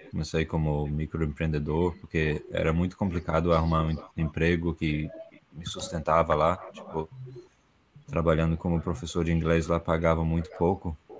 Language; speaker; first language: Portuguese; non-native, fluent; English